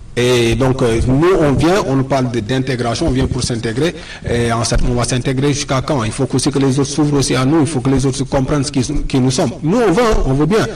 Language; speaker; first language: French; non-native, local second language; Wolof